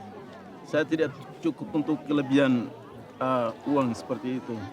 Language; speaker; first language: Indonesian; non-native, local second language; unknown